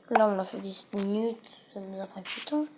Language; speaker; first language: French; native; French